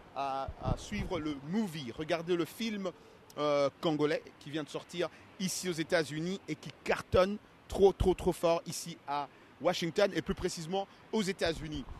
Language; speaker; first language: French; non-native, local second language; Lingala